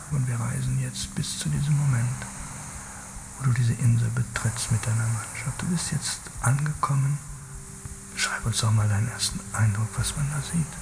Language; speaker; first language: German; native; German